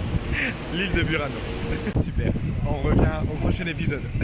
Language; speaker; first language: French; native; French